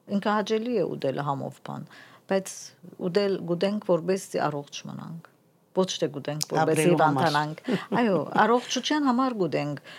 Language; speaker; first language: Armenian; native; Armenian